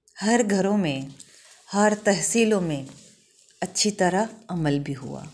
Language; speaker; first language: Hindi; non-native, local second language; Gujarati